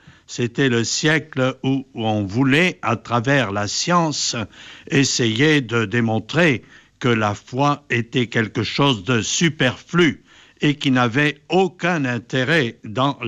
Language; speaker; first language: French; native; French